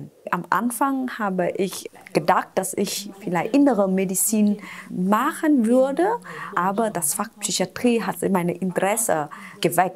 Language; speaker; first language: German; non-native, fluent; Vietnamese